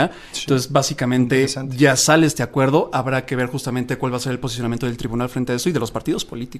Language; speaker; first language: Spanish; native; Spanish